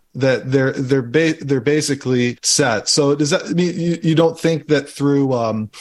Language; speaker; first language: English; native; English